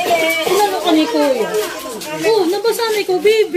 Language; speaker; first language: Filipino; native; Filipino